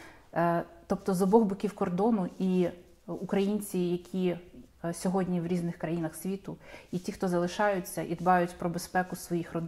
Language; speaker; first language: Ukrainian; native; Ukrainian